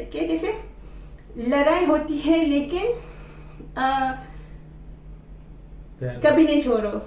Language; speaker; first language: Hindi; non-native, learner; Malay